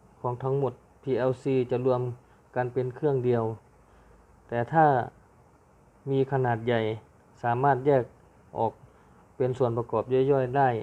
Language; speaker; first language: Thai; native; Thai